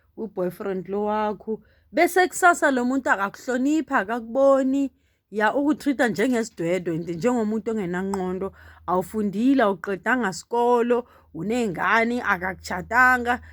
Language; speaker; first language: Zulu; non-native, local second language; Southern Sotho